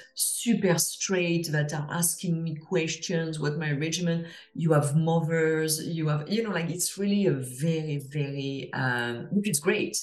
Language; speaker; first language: English; non-native, fluent; French